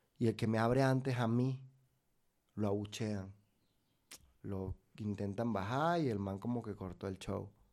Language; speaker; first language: Spanish; native; Spanish